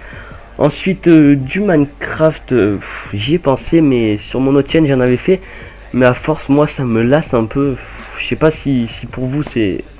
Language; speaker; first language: French; native; French